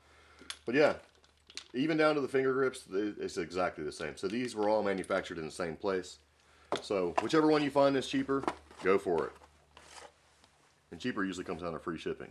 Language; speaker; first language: English; native; English